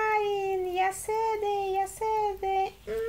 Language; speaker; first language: Swedish; non-native, learner; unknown